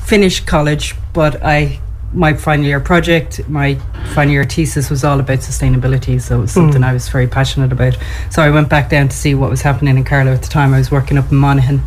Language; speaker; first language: English; native; English